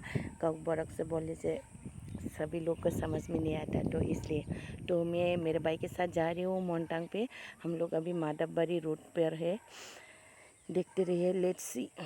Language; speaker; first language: Hindi; non-native, local second language; Kok Borok